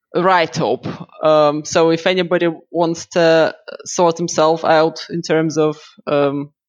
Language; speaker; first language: English; non-native, fluent; Russian